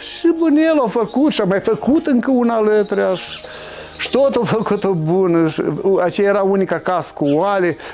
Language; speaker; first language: Romanian; native; Romanian